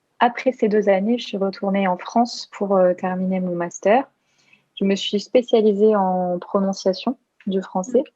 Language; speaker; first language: French; native; French